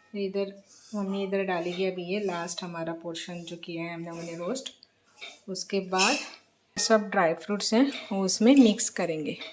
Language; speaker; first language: Hindi; non-native, local second language; Konkani